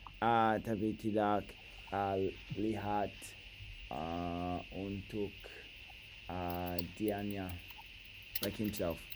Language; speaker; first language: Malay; non-native, learner; English